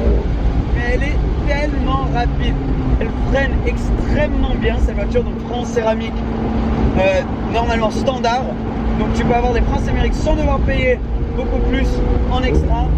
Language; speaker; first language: French; native; French